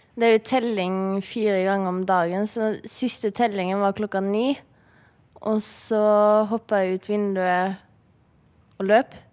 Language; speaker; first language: Norwegian; native; Norwegian